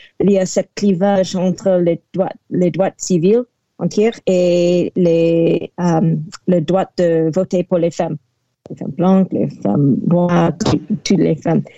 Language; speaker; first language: French; non-native, learner; English